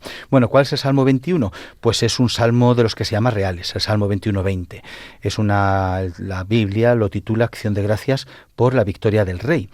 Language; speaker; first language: Spanish; native; Spanish